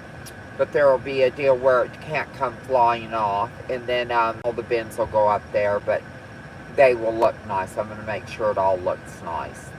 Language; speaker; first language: English; native; English